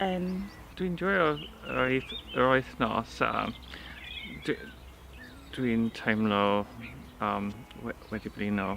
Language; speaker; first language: Welsh; non-native, learner; English